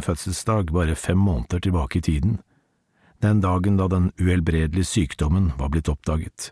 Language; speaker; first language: Norwegian; native; Norwegian